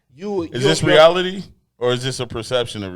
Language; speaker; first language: English; native; English